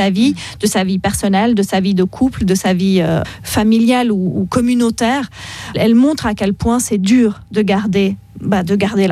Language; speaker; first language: French; native; French